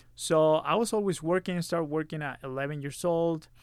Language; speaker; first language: English; early bilingual, other home language; Spanish